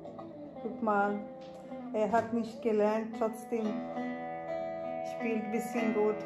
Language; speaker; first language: German; non-native, learner; Urdu